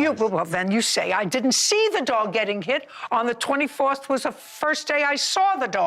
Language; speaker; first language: English; native; English